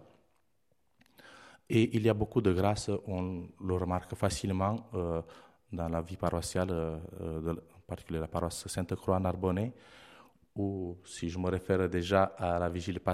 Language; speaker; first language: French; non-native, fluent; Romanian